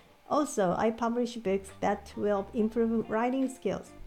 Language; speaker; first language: English; non-native, fluent; Japanese